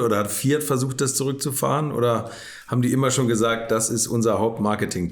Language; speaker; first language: German; native; German